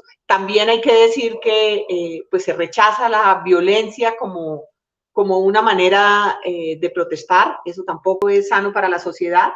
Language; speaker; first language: Spanish; native; Spanish